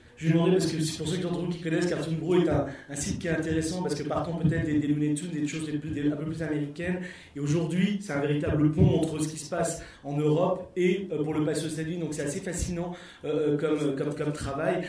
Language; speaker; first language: French; native; French